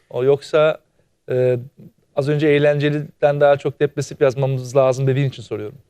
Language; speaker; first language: Turkish; native; Turkish